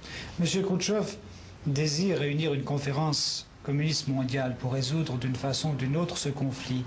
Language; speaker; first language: French; native; French